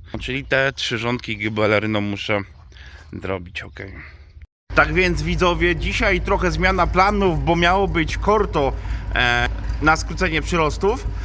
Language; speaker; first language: Polish; native; Polish